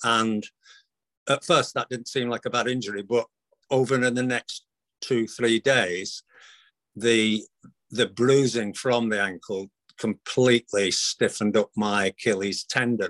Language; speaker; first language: English; native; English